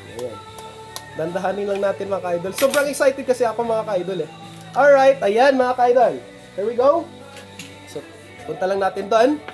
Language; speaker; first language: Filipino; non-native, local second language; Cebuano